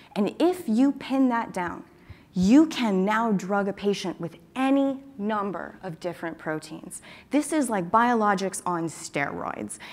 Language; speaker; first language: English; native; English